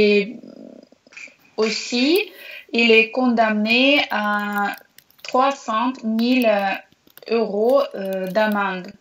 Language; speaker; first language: French; non-native, learner; Russian